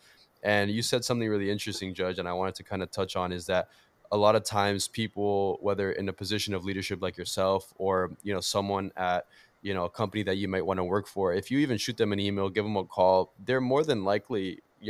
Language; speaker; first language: English; early bilingual, other home language; Portuguese